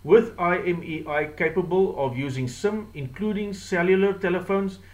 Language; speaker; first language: English; non-native, local second language; Afrikaans